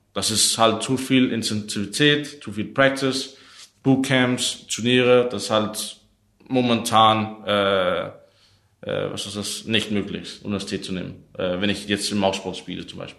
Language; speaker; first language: German; non-native, learner; Danish